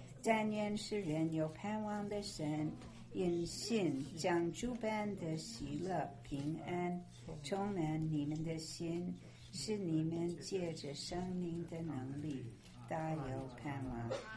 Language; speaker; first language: Chinese; non-native, fluent; English